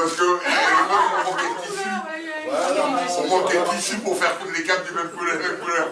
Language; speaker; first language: French; native; French